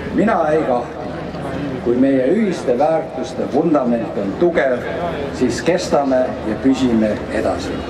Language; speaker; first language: Estonian; early bilingual, heritage; Estonian